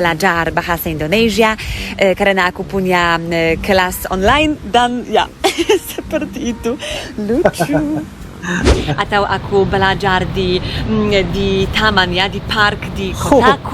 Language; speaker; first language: Indonesian; non-native, fluent; Polish